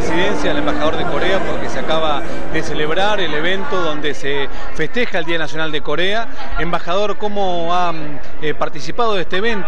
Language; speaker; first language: Spanish; native; Spanish